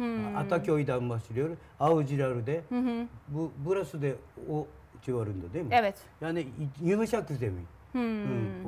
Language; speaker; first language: Turkish; non-native, learner; Japanese